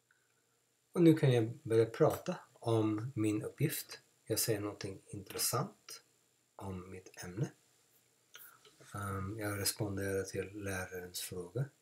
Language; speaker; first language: Swedish; non-native, fluent; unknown